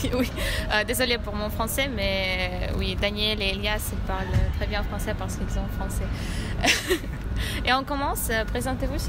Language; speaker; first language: French; non-native, learner; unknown